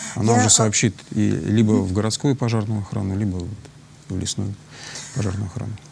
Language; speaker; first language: Russian; native; Russian